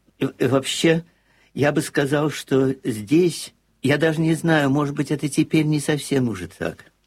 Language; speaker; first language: Russian; native; Russian